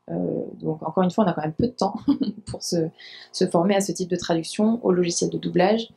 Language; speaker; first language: French; native; French